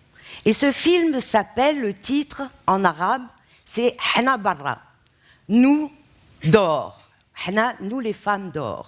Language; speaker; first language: French; non-native, local second language; Arabic